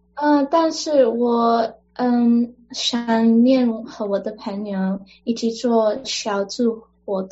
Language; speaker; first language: Chinese; early bilingual, heritage; English